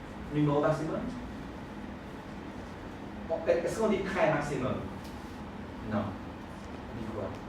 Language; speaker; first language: French; non-native, fluent; Khmer